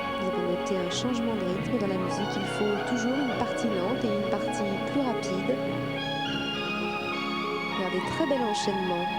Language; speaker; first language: French; native; French